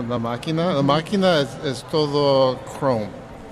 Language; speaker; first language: Spanish; early bilingual, heritage; English